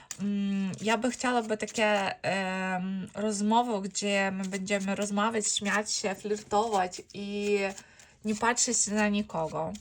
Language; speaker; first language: Polish; non-native, fluent; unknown